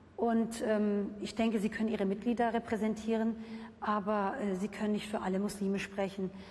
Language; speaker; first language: German; early bilingual, other home language; Turkish